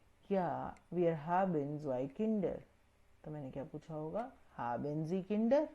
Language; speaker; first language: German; non-native, learner; Hindi